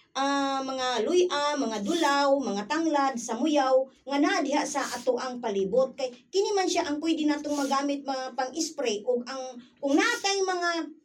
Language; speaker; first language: Cebuano; native; Cebuano